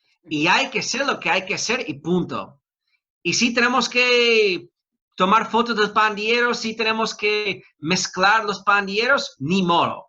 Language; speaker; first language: Spanish; non-native, fluent; English